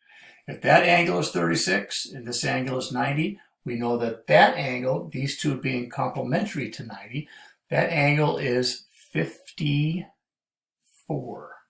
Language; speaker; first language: English; native; English